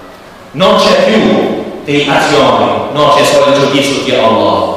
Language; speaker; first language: Italian; non-native, learner; English